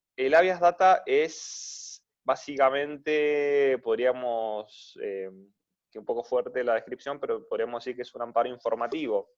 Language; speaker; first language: Spanish; native; Spanish